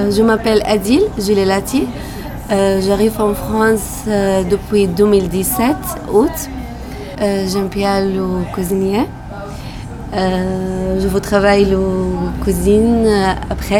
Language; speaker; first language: French; non-native, learner; Arabic